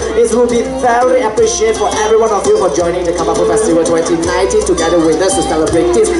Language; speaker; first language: English; non-native, local second language; Chinese